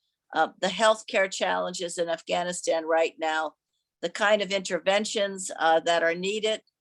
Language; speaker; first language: English; native; English